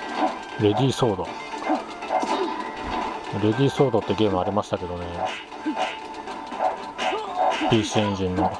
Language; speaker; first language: Japanese; native; Japanese